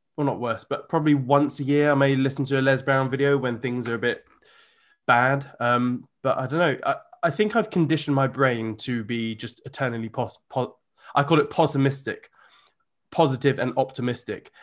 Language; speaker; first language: English; native; English